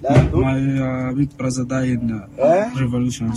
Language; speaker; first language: English; non-native, learner; Arabic